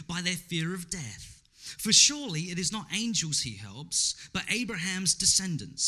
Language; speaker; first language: English; native; English